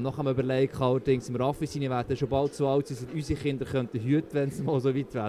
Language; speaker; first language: German; native; German